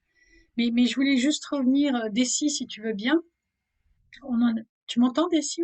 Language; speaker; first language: French; native; French